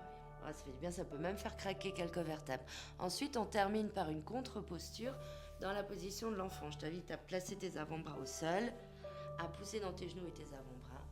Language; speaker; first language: French; native; French